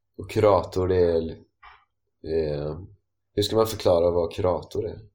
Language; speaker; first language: Swedish; native; Swedish